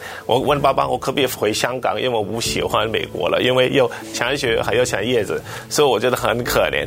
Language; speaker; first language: Chinese; non-native, local second language; Cantonese